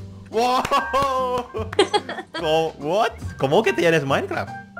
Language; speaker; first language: Spanish; non-native, learner; Indonesian